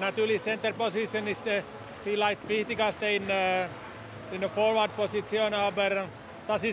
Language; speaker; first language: German; non-native, learner; Finnish